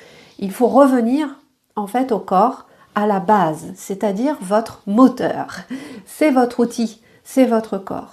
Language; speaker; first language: French; native; French